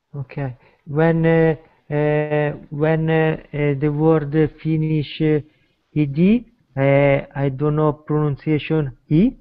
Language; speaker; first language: English; non-native, learner; Italian